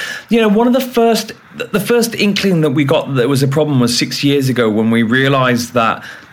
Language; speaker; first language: English; native; English